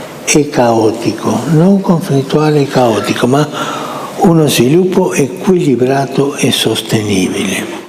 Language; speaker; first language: Italian; non-native, fluent; Spanish